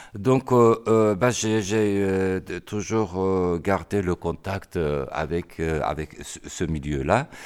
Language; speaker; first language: French; non-native, fluent; Turkish